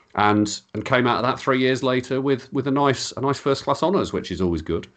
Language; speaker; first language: English; native; English